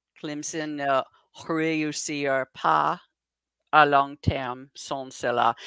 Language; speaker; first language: French; non-native, learner; English